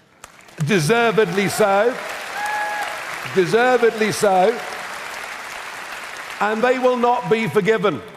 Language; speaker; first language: English; native; English